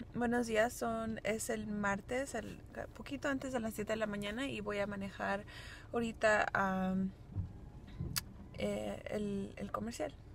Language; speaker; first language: Spanish; early bilingual, heritage; Spanish